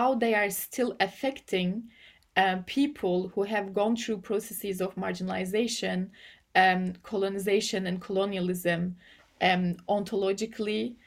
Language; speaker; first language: English; non-native, fluent; Turkish